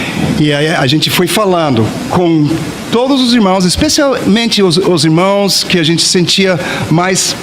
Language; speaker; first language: Portuguese; non-native, fluent; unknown